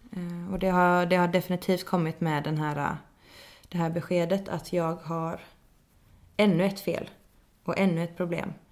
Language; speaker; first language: Swedish; native; Swedish